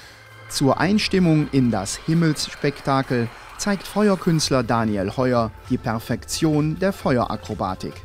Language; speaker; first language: German; native; German